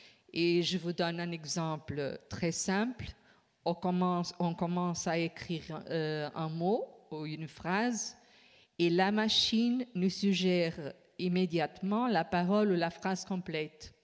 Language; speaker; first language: French; non-native, fluent; Portuguese